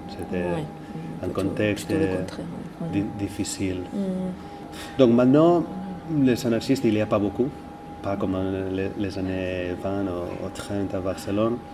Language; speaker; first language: French; non-native, fluent; Catalan